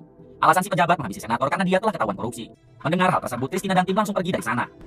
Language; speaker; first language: Indonesian; native; Indonesian